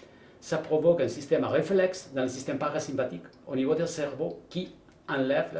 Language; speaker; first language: French; non-native, fluent; Spanish